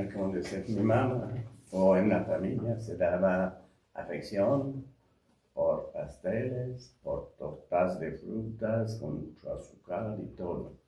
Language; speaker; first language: Spanish; non-native, fluent; French